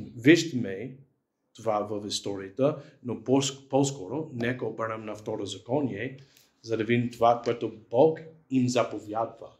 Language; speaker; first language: Bulgarian; non-native, fluent; English